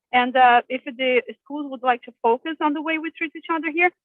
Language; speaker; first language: English; non-native, fluent; Portuguese